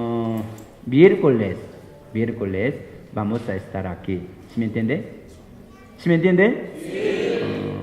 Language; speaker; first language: Spanish; non-native, fluent; Korean